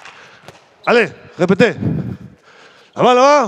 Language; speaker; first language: French; non-native, fluent; Spanish